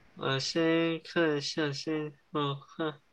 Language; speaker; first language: Chinese; early bilingual, heritage; English